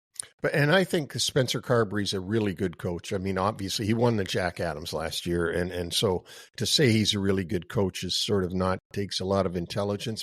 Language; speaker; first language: English; native; English